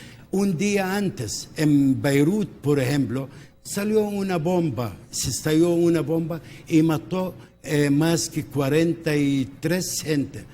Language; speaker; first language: Spanish; non-native, local second language; Arabic